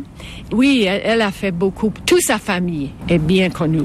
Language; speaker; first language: French; non-native, fluent; English